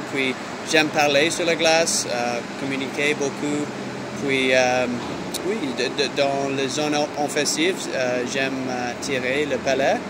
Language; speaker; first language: French; non-native, learner; English